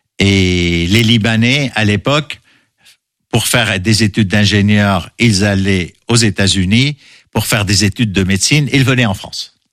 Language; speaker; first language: French; non-native, local second language; Arabic